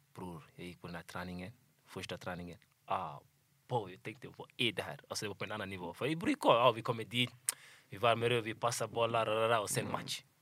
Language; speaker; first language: Swedish; early bilingual, other home language; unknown